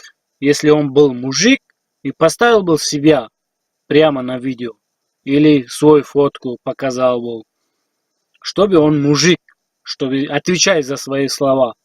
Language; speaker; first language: Russian; non-native, learner; Tajik